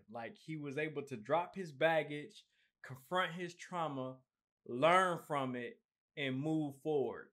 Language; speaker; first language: English; native; English